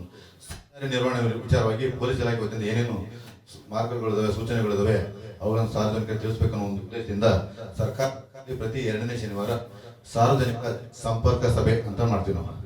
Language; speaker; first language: Kannada; native; Kannada